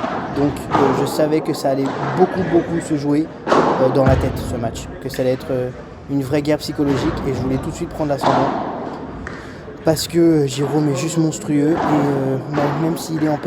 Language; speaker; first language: French; native; French